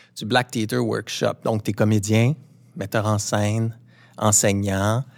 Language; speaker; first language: French; native; French